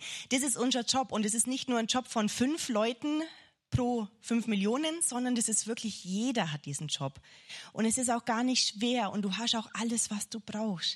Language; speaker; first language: German; native; German